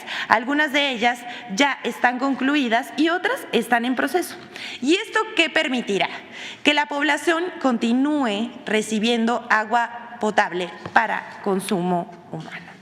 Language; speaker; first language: Spanish; native; Spanish